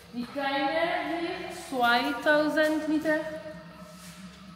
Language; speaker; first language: German; non-native, learner; French